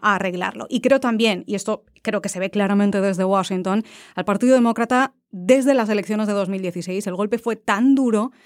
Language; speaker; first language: Spanish; native; Spanish